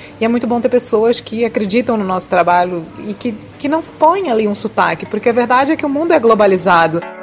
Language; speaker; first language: Portuguese; native; Portuguese